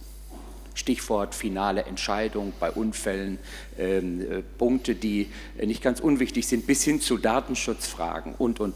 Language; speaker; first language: German; native; German